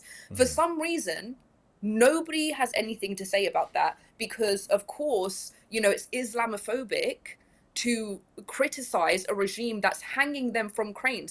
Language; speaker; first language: English; early bilingual, other home language; Persian